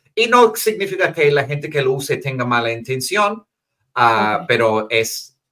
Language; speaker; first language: Spanish; non-native, fluent; English